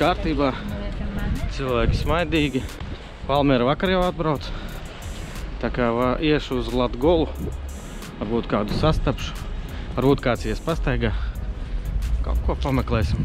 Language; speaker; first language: Latvian; non-native, local second language; Russian